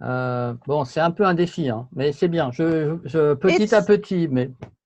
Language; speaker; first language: French; native; French